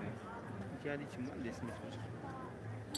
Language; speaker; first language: Spanish; non-native, local second language; Quechua